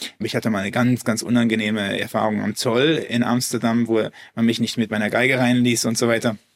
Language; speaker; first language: German; early bilingual, heritage; German